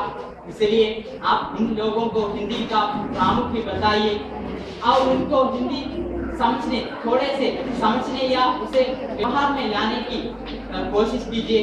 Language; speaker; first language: Hindi; non-native, local second language; Malayalam